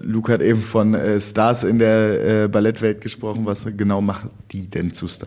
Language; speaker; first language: German; native; German